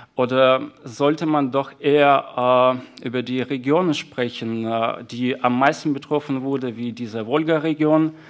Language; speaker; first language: German; non-native, fluent; Russian